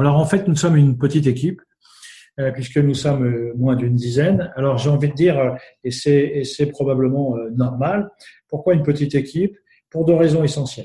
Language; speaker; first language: French; native; French